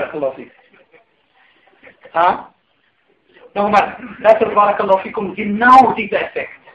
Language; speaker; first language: German; non-native, fluent; Arabic